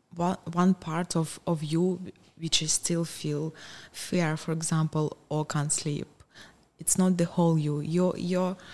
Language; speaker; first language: English; non-native, fluent; Ukrainian